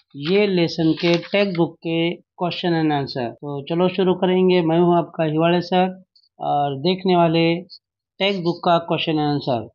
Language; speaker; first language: Hindi; non-native, local second language; Marathi